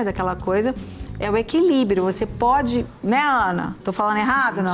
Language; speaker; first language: Portuguese; native; Portuguese